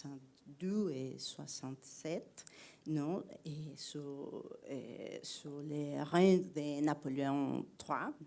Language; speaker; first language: French; non-native, fluent; Spanish